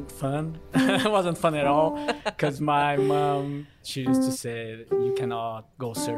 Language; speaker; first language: English; non-native, fluent; Korean